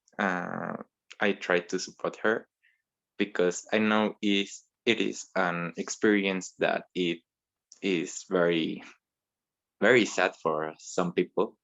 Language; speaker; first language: English; non-native, learner; Spanish